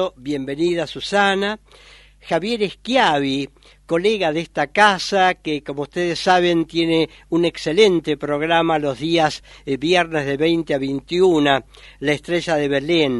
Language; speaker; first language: Spanish; native; Spanish